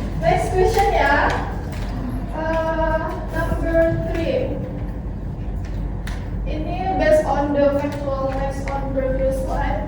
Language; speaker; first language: English; non-native, learner; Indonesian